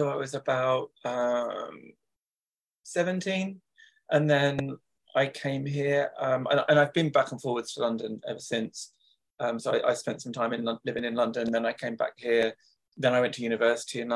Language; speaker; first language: English; native; English